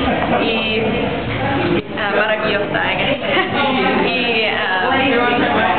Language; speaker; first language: Spanish; non-native, learner; English